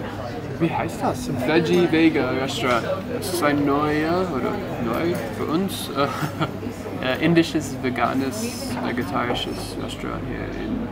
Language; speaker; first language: German; non-native, fluent; English